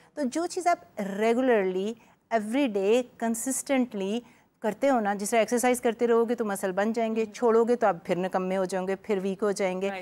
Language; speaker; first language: Urdu; non-native, local second language; Punjabi